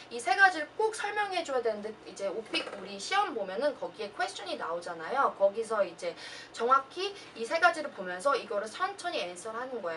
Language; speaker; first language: Korean; early bilingual, heritage; Korean